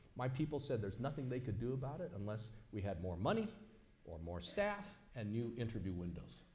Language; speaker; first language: English; native; English